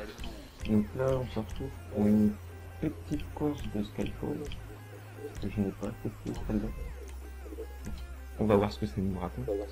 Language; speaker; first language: French; native; French